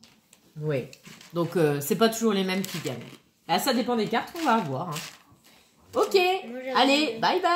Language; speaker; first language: French; native; French